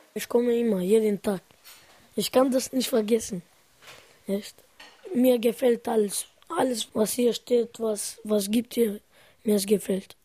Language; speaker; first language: German; non-native, learner; Romany